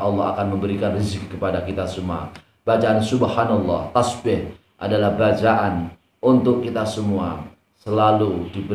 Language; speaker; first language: Indonesian; non-native, local second language; Javanese